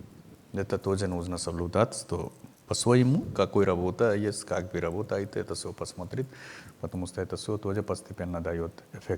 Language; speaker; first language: Russian; non-native, learner; Hindi